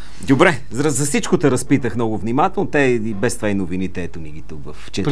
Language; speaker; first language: Bulgarian; native; Bulgarian